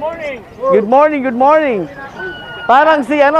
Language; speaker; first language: Filipino; native; Filipino